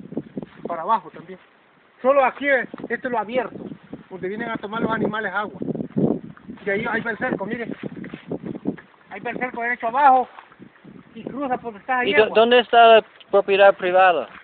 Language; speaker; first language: Spanish; non-native, learner; English